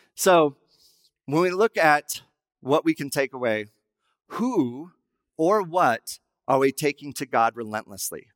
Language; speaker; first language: English; native; English